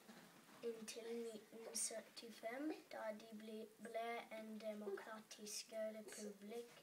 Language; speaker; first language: Norwegian; early bilingual, other home language; English